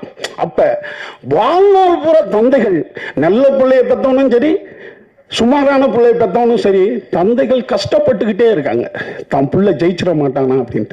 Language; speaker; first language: Tamil; native; Tamil